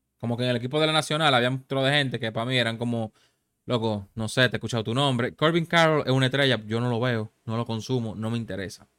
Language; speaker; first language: Spanish; native; Spanish